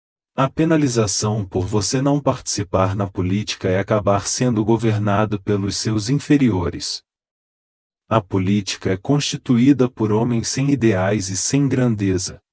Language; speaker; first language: Portuguese; native; Portuguese